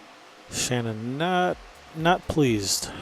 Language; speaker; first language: English; native; English